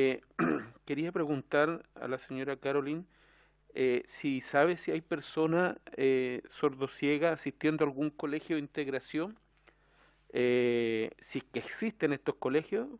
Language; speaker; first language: Spanish; native; Spanish